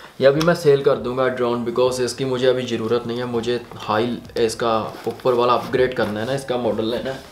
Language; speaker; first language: Hindi; native; Hindi